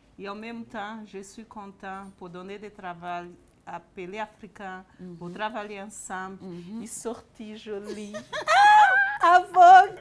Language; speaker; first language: French; non-native, learner; Portuguese